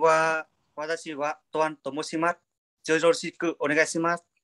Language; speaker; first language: Japanese; non-native, learner; Vietnamese